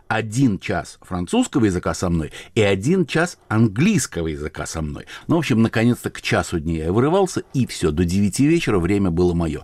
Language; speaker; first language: Russian; native; Russian